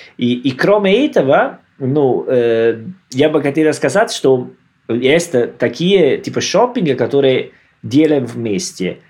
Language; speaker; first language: Russian; non-native, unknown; Italian